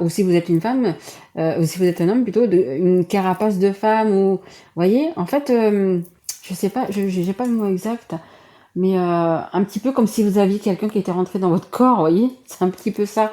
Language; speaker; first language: French; native; French